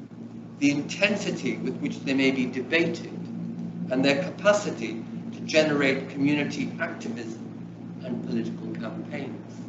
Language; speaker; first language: English; early bilingual, other home language; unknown